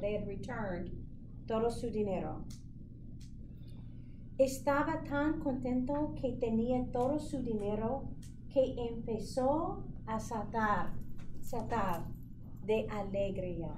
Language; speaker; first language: Spanish; non-native, fluent; English